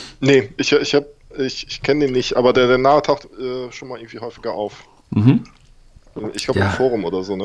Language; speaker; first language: German; native; German